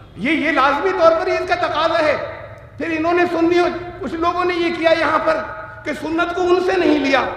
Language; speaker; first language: Urdu; native; Urdu